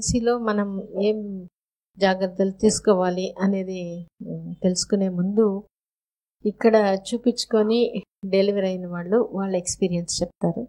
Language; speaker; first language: Telugu; native; Telugu